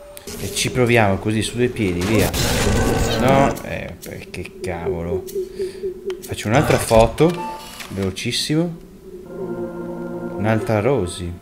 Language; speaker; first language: Italian; native; Italian